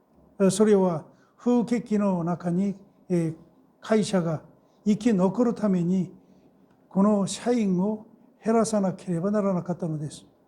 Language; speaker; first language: Japanese; non-native, fluent; Korean